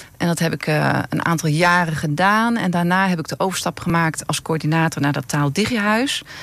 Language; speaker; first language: Dutch; native; Dutch